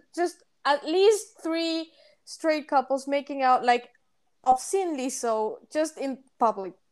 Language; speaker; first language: English; non-native, fluent; Spanish